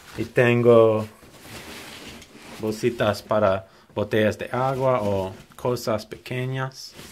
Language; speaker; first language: Spanish; non-native, learner; English